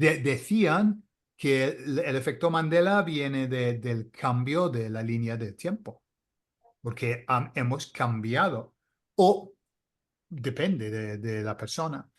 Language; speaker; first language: Spanish; non-native, fluent; English